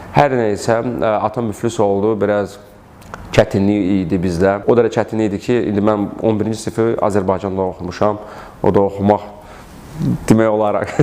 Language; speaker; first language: Azerbaijani; early bilingual, heritage; Russian